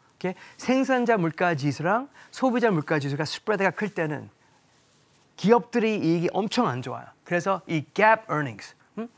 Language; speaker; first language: Korean; early bilingual, heritage; Korean